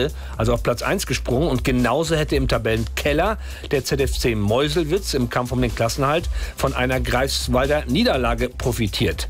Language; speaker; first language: German; native; German